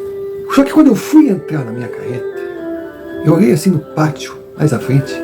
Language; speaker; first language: Portuguese; native; Portuguese